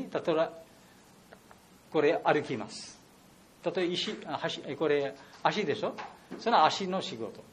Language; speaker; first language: Japanese; non-native, learner; Bangla